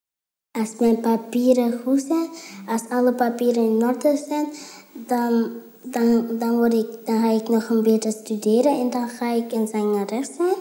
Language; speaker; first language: Dutch; early bilingual, other home language; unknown